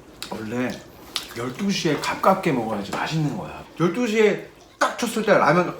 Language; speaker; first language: Korean; native; Korean